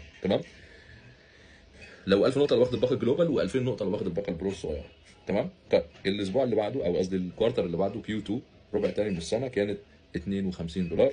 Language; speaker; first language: Arabic; native; Arabic